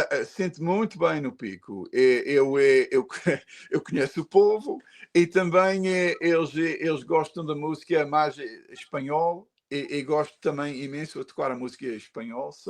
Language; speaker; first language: Portuguese; early bilingual, heritage; Portuguese